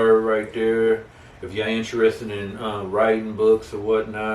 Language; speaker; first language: English; native; English